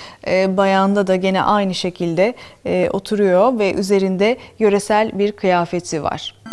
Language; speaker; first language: Turkish; native; Turkish